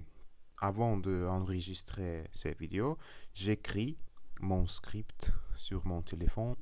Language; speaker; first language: French; non-native, learner; Russian